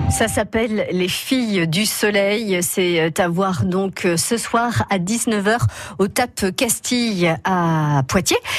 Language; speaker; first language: French; native; French